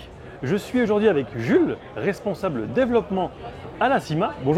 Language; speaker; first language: French; native; French